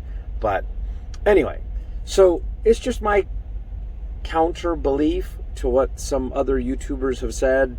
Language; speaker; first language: English; native; English